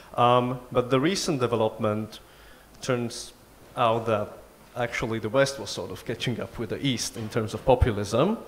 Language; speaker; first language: English; non-native, fluent; Slovak